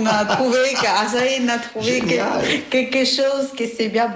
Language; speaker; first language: French; non-native, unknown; Albanian